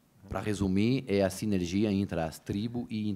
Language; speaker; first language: Portuguese; native; Portuguese